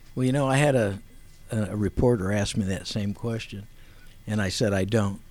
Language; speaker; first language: English; native; English